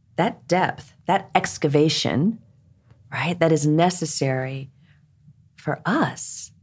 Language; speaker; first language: English; early bilingual, other home language; Krio